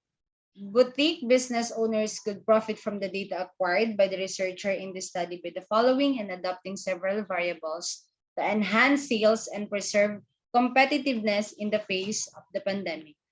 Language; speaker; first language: English; non-native, local second language; Filipino